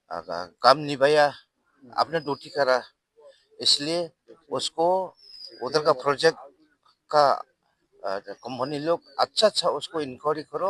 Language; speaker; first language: Hindi; non-native, local second language; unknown